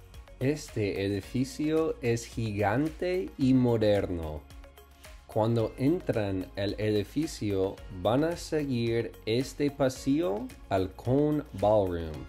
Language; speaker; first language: Spanish; non-native, fluent; English